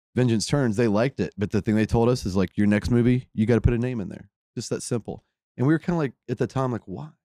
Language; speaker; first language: English; native; English